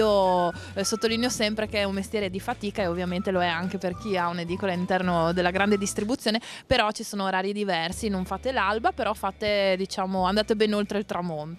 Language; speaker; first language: Italian; native; Italian